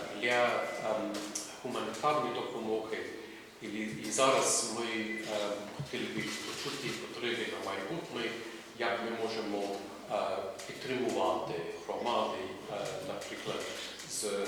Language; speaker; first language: Ukrainian; non-native, fluent; English